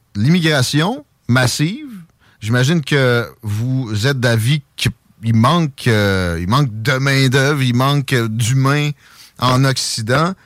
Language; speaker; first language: French; native; French